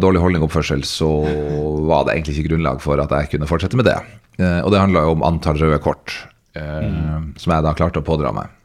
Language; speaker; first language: Norwegian; native; Norwegian